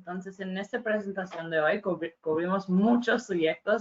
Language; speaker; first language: Spanish; non-native, fluent; English